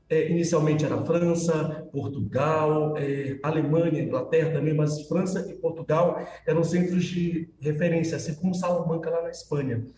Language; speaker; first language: Portuguese; native; Portuguese